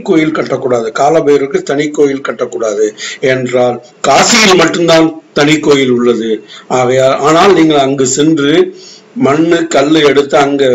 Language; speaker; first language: Tamil; native; Tamil